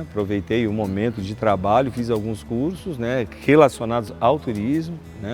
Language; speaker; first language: Portuguese; native; Portuguese